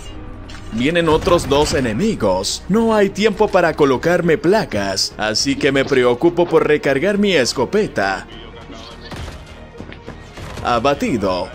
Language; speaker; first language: Spanish; native; Spanish